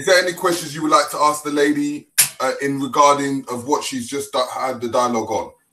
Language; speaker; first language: English; native; English